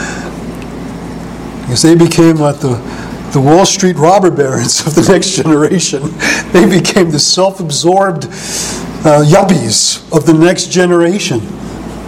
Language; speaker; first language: English; native; English